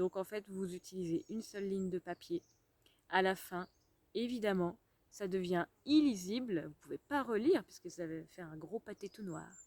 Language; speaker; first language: French; native; French